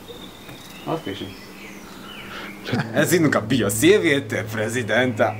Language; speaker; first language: Latvian; non-native, learner; Polish